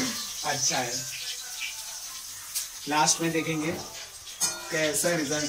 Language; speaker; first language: Hindi; native; Hindi